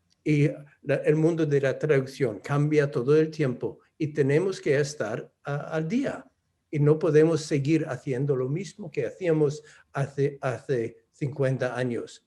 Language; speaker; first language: Spanish; non-native, fluent; English